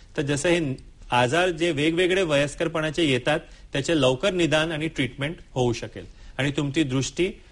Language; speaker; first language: Marathi; non-native, local second language; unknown